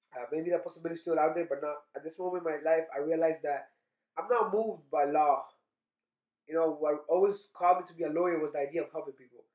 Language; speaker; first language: English; early bilingual, other home language; Spanish